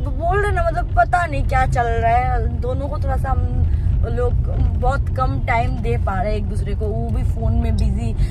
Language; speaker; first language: Hindi; non-native, local second language; Bangla